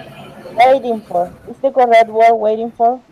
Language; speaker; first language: English; non-native, learner; Spanish